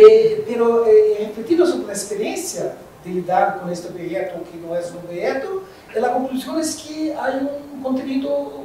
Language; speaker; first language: Spanish; non-native, fluent; Portuguese